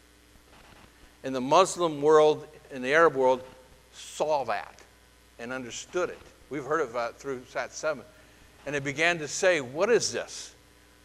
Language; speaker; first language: English; native; English